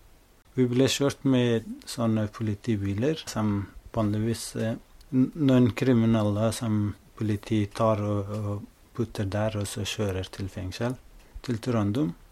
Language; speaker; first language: Norwegian; non-native, fluent; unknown